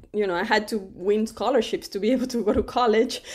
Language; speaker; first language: English; non-native, fluent; Spanish